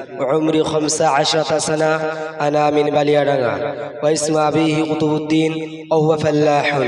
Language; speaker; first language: Arabic; non-native, learner; Bangla